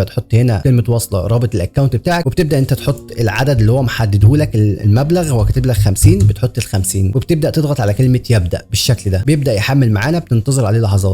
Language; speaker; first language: Arabic; native; Arabic